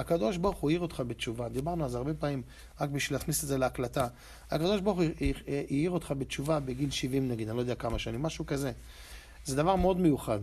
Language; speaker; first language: Hebrew; native; Hebrew